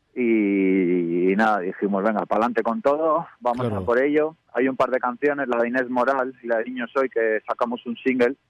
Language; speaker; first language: Spanish; native; Spanish